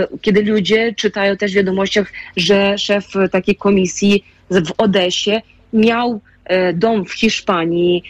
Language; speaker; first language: Polish; non-native, fluent; Ukrainian